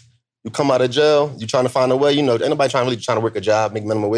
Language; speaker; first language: English; native; English